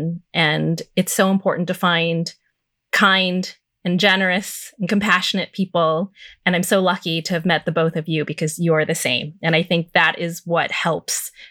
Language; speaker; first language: English; native; English